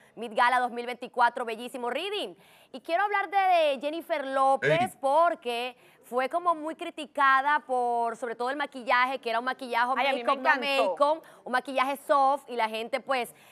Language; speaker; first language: Spanish; native; Spanish